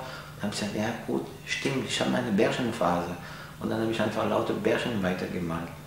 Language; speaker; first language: German; non-native, fluent; French